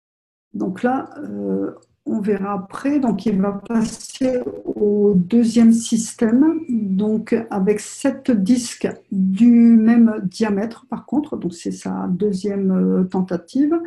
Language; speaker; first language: French; native; French